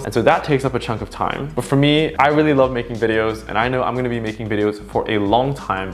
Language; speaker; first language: English; native; English